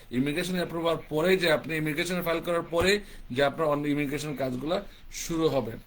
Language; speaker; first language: Bangla; early bilingual, heritage; Bangla